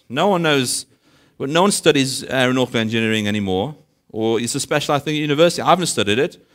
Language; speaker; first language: English; native; English